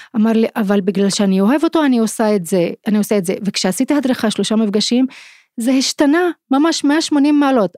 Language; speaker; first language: Hebrew; non-native, local second language; Arabic